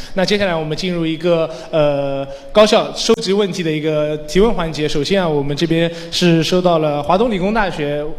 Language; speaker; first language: Chinese; native; Chinese